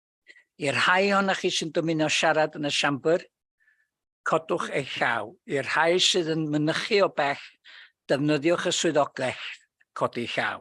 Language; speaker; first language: Welsh; native; Welsh